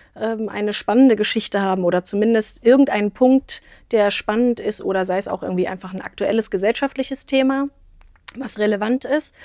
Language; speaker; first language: German; native; German